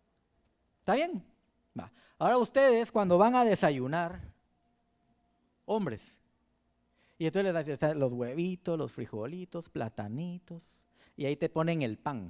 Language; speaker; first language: Spanish; native; Spanish